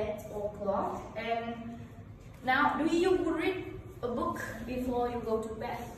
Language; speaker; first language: English; non-native, fluent; Vietnamese